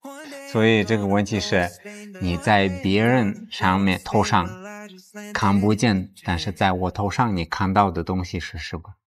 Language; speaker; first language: Chinese; non-native, fluent; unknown